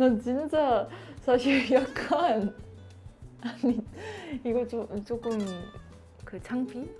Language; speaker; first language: Korean; non-native, learner; Dutch